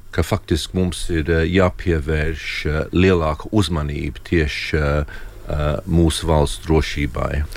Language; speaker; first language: Latvian; native; Latvian